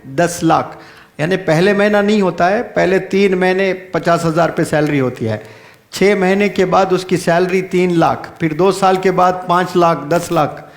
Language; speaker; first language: Urdu; native; Urdu